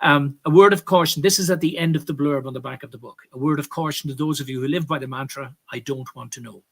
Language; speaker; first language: English; native; English